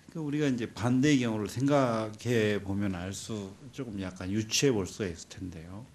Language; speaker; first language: Korean; native; Korean